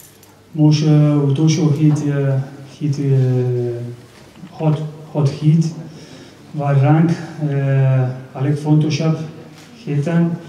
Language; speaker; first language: Hungarian; non-native, learner; Spanish